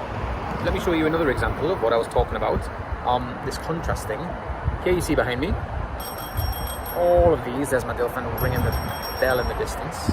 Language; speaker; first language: English; native; English